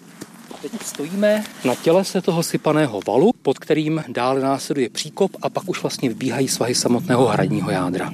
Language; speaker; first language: Czech; native; Czech